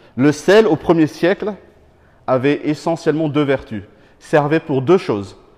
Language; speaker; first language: French; non-native, local second language; Malagasy